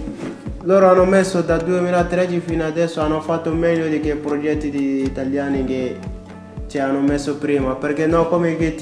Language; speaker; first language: Italian; non-native, learner; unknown